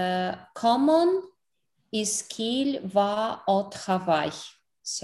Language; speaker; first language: French; non-native, learner; English